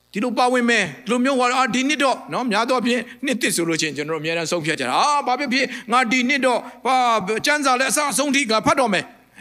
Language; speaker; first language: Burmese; non-native, local second language; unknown